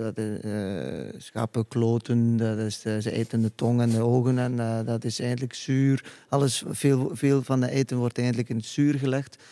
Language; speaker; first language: Dutch; non-native, fluent; Icelandic